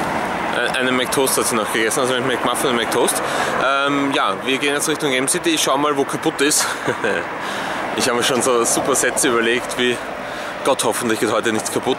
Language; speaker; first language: German; native; German